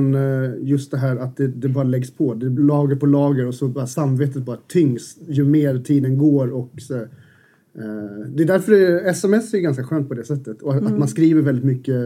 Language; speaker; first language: Swedish; native; Swedish